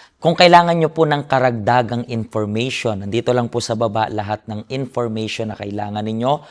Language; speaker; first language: Filipino; native; Filipino